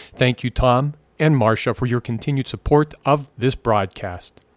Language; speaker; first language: English; native; English